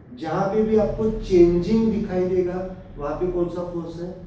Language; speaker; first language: Hindi; non-native, local second language; Marathi